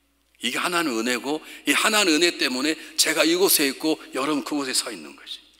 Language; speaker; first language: Korean; native; Korean